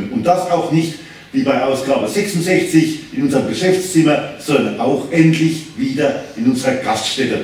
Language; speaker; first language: German; native; German